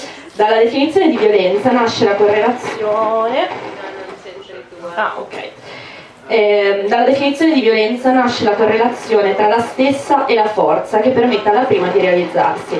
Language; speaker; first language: Italian; native; Italian